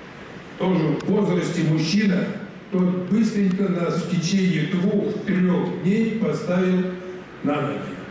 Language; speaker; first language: Russian; native; Russian